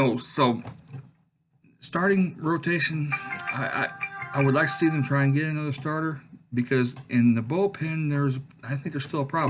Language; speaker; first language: English; native; English